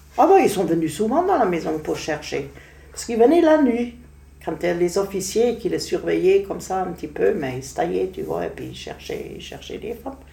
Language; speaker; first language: French; non-native, fluent; German